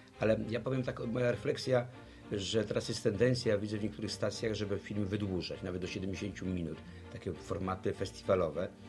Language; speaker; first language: Polish; native; Polish